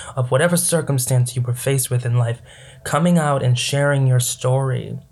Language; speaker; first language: English; native; English